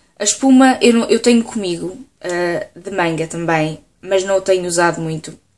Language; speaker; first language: Portuguese; native; Portuguese